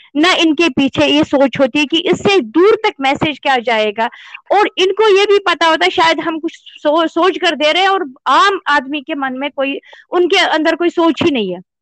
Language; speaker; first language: Hindi; non-native, local second language; Kashmiri